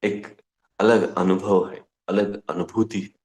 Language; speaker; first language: Hindi; non-native, local second language; Kannada